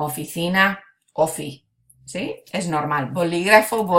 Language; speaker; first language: Spanish; non-native, fluent; English